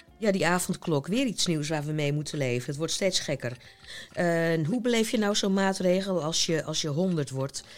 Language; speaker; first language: Dutch; native; Dutch